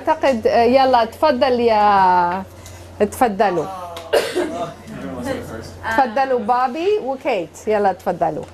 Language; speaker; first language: Arabic; non-native, fluent; English